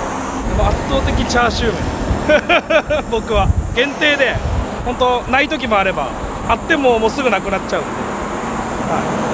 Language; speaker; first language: Japanese; native; Japanese